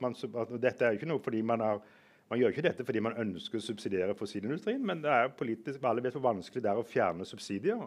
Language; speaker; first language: Norwegian; native; Norwegian